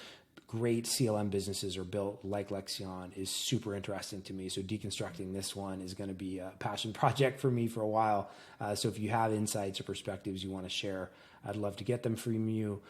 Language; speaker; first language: English; native; English